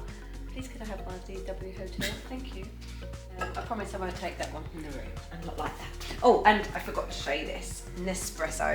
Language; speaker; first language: English; native; English